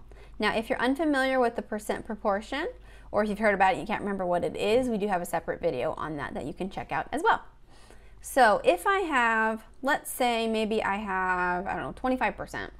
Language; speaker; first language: English; native; English